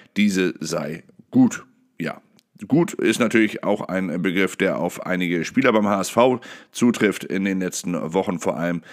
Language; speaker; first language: German; native; German